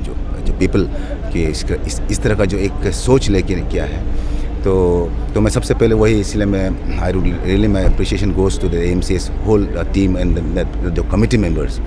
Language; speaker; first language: Hindi; non-native, local second language; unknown